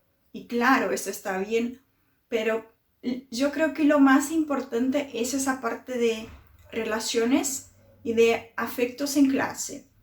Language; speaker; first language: Spanish; non-native, fluent; Portuguese